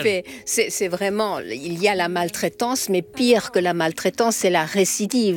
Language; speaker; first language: French; native; French